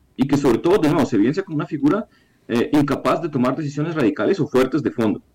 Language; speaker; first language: Spanish; non-native, fluent; Ukrainian